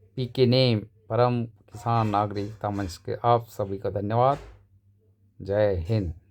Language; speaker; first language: Hindi; non-native, local second language; Marathi